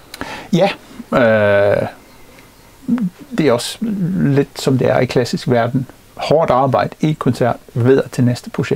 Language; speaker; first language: Danish; non-native, fluent; English